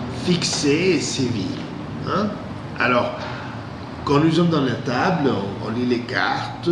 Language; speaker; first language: French; non-native, fluent; English